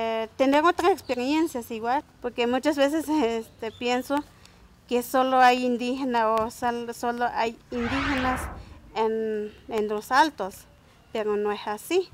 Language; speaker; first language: Spanish; non-native, local second language; Tzotzil